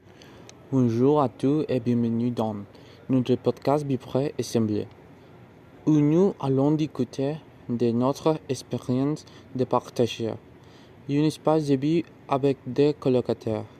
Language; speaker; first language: French; non-native, learner; Spanish